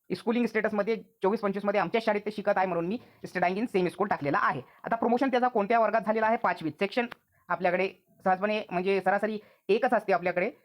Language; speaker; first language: Marathi; non-native, local second language; Urdu